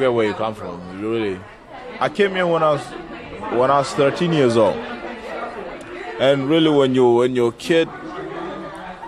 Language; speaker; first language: English; non-native, fluent; Acoli